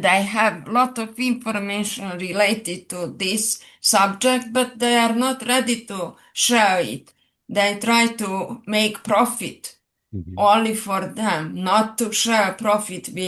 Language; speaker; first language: English; non-native, fluent; Serbian